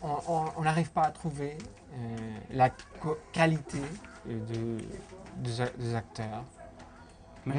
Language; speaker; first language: French; non-native, fluent; Spanish